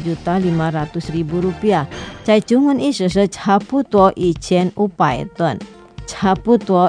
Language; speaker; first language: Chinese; non-native, fluent; Indonesian